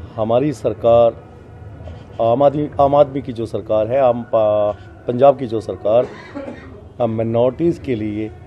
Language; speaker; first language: Hindi; non-native, local second language; Punjabi